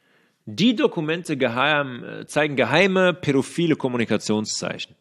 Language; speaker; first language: German; native; German